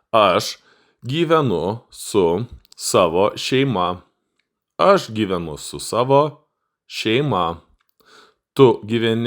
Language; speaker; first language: Lithuanian; non-native, fluent; Russian